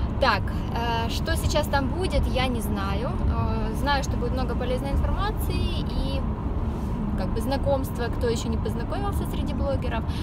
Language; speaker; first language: Russian; native; Russian